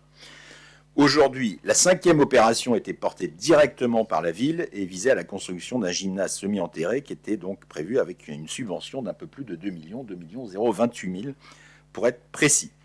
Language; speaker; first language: French; native; French